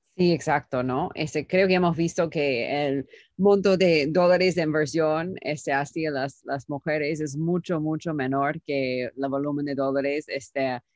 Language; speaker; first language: Spanish; non-native, fluent; English